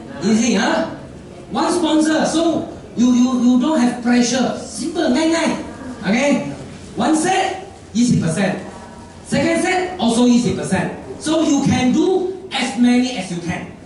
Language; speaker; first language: English; non-native, local second language; Chinese